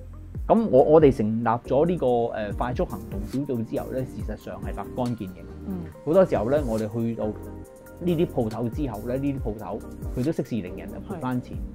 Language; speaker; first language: Cantonese; native; Cantonese